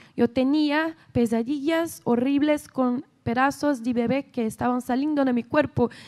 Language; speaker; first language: Spanish; non-native, learner; Portuguese